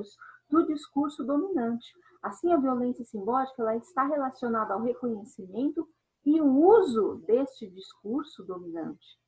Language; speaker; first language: Portuguese; native; Portuguese